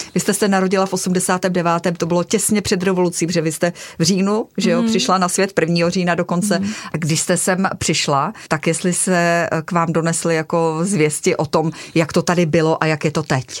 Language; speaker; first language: Czech; native; Czech